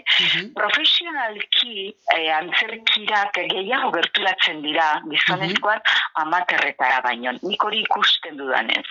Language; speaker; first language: Basque; native; Basque